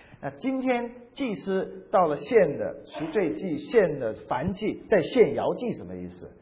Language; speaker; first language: Chinese; native; Chinese